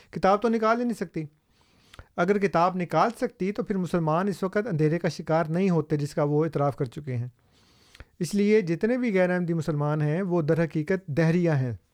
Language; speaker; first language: Urdu; non-native, local second language; Punjabi